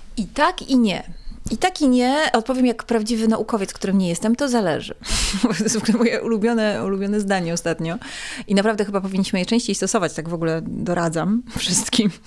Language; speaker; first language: Polish; native; Polish